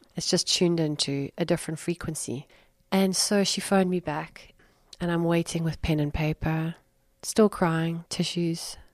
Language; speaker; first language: English; native; English